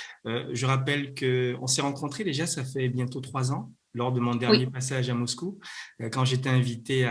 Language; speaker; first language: French; native; French